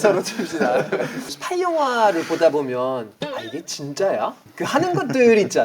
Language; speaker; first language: Korean; non-native, fluent; French